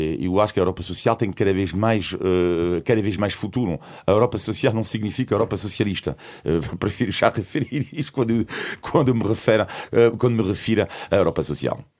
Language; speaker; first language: Portuguese; non-native, fluent; French